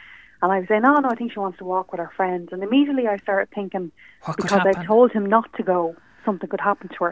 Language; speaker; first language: English; native; English